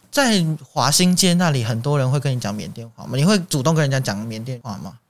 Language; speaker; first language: Chinese; native; Chinese